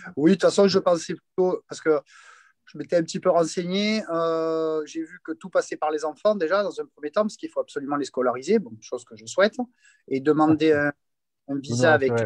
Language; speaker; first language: French; native; French